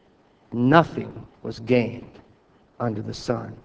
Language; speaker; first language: English; native; English